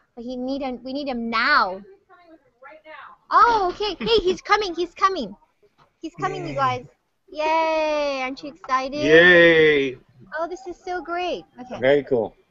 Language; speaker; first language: English; native; English